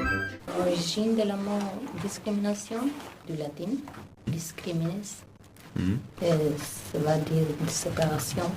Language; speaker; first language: French; non-native, learner; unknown